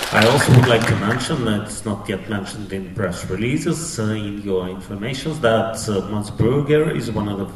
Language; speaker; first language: English; non-native, fluent; Russian